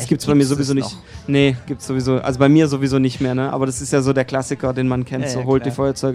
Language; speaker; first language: German; native; German